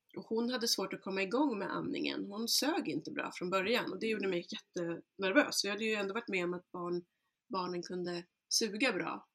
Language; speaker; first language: Swedish; early bilingual, other home language; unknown